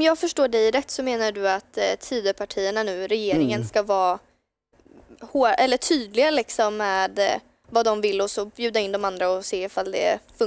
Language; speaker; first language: Swedish; native; Swedish